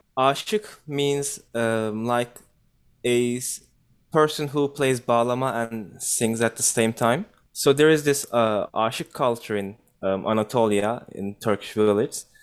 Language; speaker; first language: English; non-native, fluent; Turkish